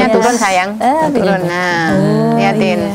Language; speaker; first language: Indonesian; native; Indonesian